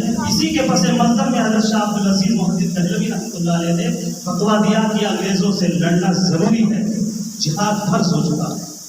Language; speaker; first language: Urdu; native; Urdu